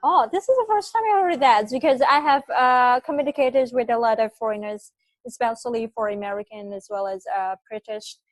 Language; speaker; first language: English; non-native, fluent; Vietnamese